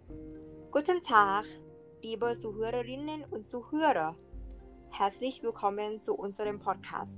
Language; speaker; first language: German; non-native, learner; Thai